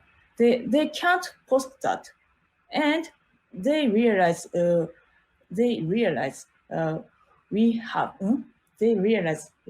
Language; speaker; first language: English; non-native, learner; Japanese